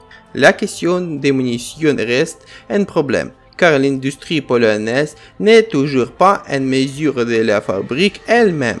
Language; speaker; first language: French; non-native, fluent; Ukrainian